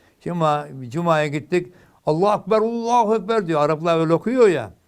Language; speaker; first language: Turkish; native; Turkish